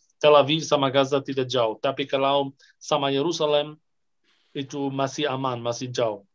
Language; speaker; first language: Indonesian; non-native, fluent; Arabic